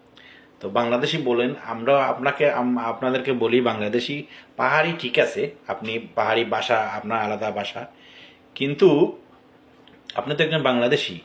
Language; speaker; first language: Bangla; non-native, local second language; Sylheti